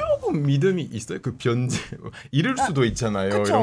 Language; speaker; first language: Korean; non-native, fluent; French